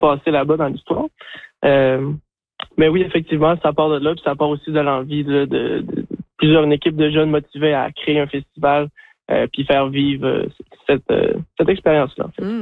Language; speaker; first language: French; native; French